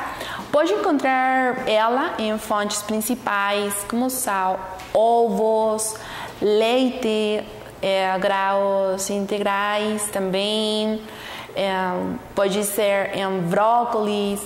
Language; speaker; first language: Portuguese; non-native, learner; Spanish